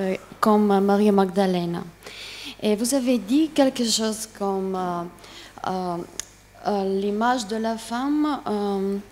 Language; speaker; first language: French; non-native, learner; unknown